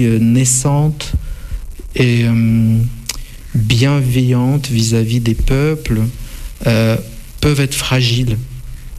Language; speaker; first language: French; non-native, fluent; Russian